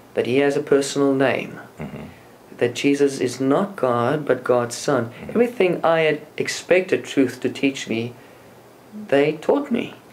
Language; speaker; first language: English; non-native, local second language; Afrikaans